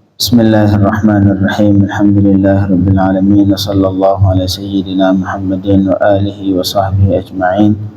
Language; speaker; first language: Malay; native; Malay